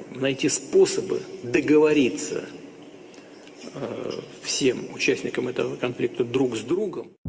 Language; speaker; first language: Russian; native; Russian